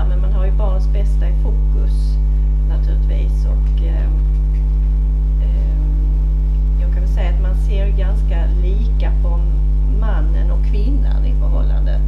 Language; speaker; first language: Swedish; native; Swedish